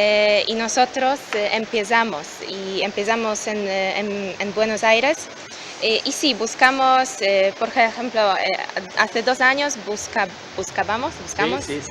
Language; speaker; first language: Spanish; non-native, learner; Polish